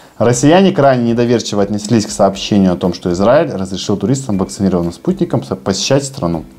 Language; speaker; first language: Russian; native; Russian